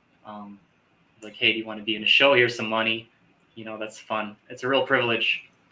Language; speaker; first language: English; native; English